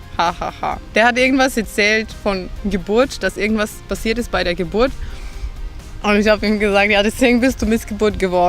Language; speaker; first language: German; non-native, fluent; Macedonian